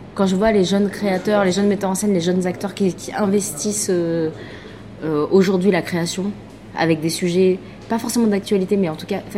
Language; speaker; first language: French; native; French